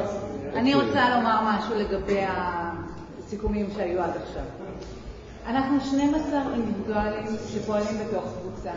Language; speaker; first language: Hebrew; native; Hebrew